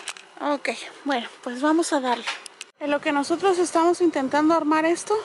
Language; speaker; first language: Spanish; native; Spanish